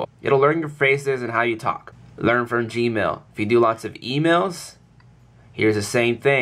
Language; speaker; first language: English; native; English